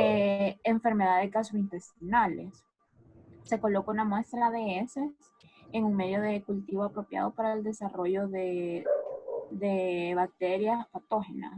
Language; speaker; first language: Spanish; native; Spanish